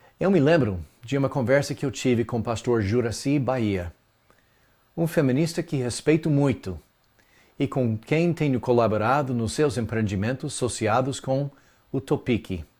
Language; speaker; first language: Portuguese; non-native, fluent; English